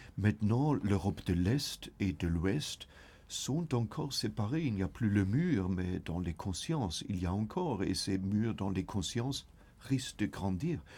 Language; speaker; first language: French; non-native, fluent; German